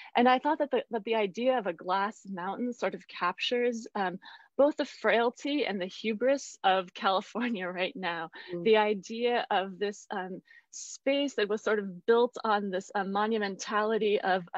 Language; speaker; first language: English; native; English